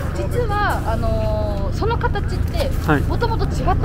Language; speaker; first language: Japanese; native; Japanese